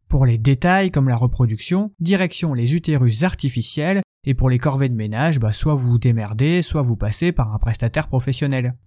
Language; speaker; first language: French; native; French